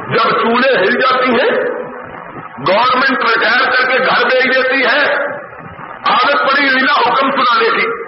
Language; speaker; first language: Urdu; non-native, local second language; Punjabi